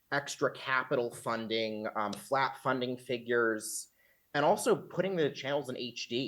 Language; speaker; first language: English; native; English